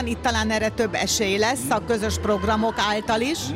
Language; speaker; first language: Hungarian; native; Hungarian